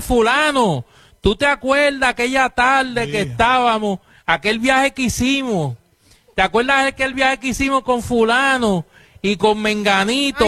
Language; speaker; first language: Spanish; native; Spanish